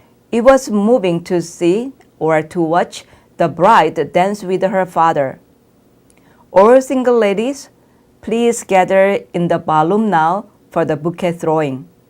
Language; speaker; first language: English; non-native, fluent; Korean